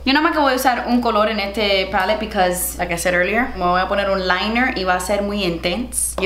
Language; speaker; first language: Spanish; early bilingual, heritage; Spanish